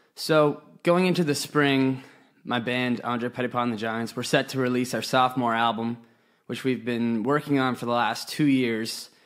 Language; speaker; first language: English; native; English